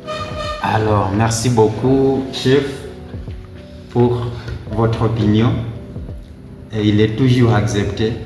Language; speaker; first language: French; non-native, learner; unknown